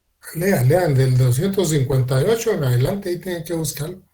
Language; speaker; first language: Spanish; native; Spanish